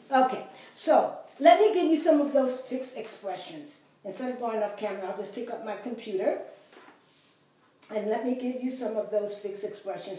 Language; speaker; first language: English; native; English